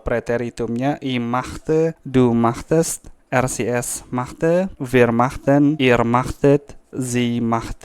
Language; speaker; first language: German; non-native, fluent; Indonesian